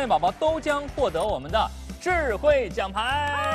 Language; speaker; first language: Chinese; native; Chinese